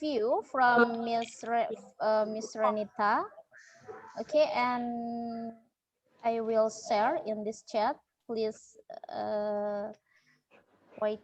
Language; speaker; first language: English; non-native, learner; Indonesian